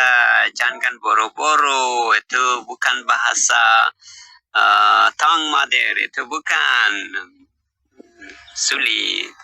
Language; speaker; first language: Indonesian; non-native, learner; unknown